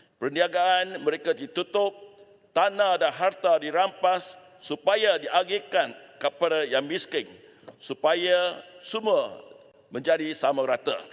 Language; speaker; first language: Malay; non-native, local second language; Chinese